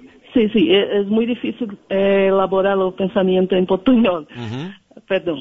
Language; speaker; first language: Spanish; non-native, learner; Portuguese